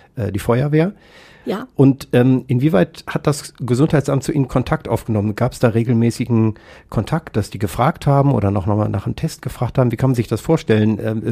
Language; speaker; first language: German; native; German